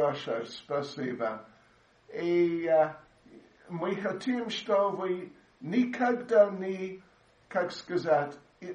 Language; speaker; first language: Russian; non-native, learner; English